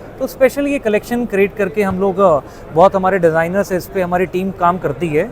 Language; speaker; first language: Hindi; native; Hindi